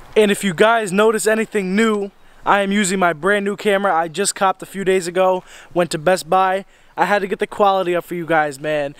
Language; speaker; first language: English; native; English